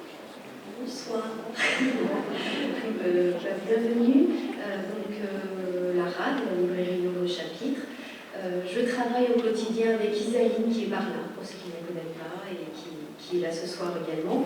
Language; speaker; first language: French; native; French